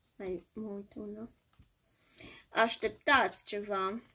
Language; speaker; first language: Romanian; native; Romanian